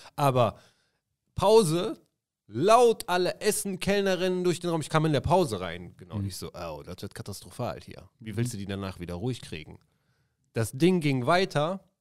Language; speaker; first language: German; early bilingual, other home language; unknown